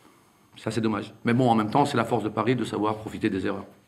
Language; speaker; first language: French; native; French